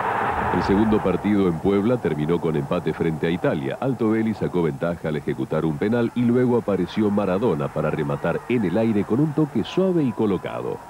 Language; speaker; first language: Spanish; native; Spanish